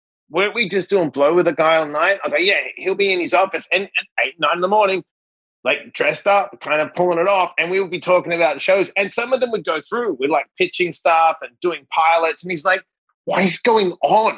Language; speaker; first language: English; native; English